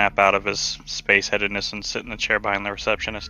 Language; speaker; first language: English; native; English